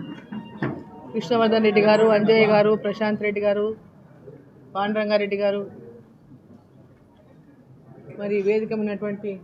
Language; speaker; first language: Telugu; native; Telugu